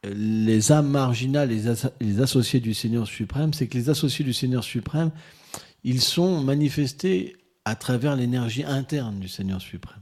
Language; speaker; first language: French; native; French